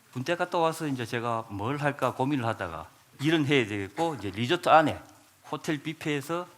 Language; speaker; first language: Korean; native; Korean